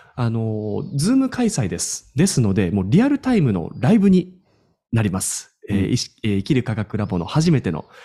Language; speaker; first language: Japanese; native; Japanese